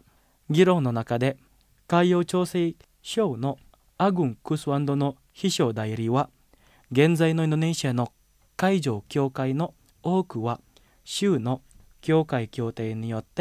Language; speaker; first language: Japanese; non-native, fluent; Indonesian